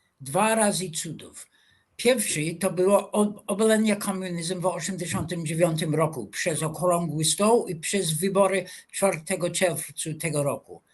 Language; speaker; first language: Polish; non-native, fluent; English